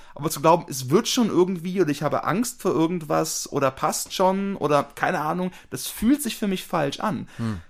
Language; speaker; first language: German; native; German